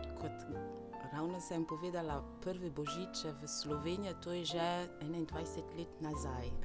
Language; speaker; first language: Slovenian; non-native, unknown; French